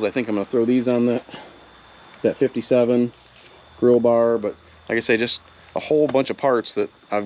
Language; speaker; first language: English; native; English